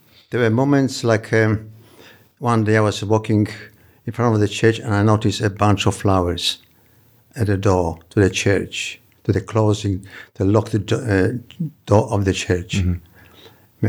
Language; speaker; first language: English; non-native, fluent; Polish